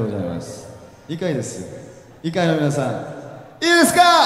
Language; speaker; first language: Japanese; non-native, learner; Korean